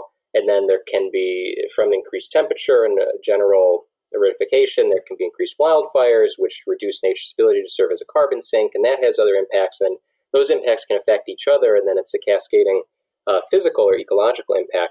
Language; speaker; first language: English; native; English